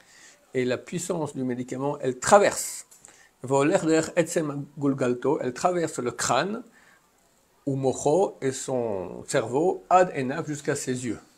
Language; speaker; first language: French; native; French